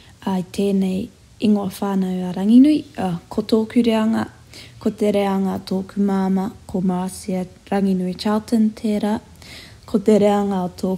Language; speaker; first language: Māori; non-native, local second language; English